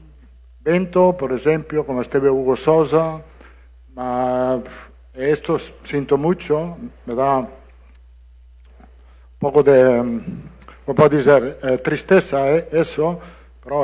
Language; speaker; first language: Portuguese; non-native, learner; Italian